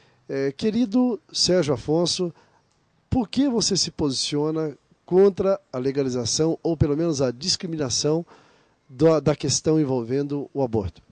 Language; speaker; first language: Portuguese; native; Portuguese